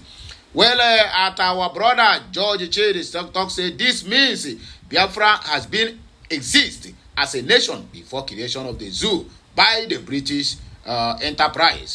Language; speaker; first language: English; non-native, local second language; Igbo